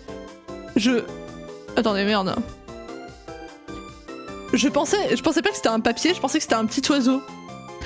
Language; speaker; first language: French; native; French